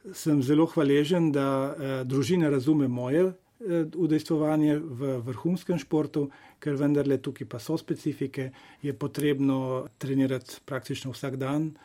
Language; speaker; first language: Slovenian; native; Slovenian